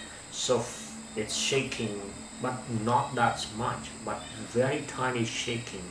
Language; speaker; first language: English; non-native, learner; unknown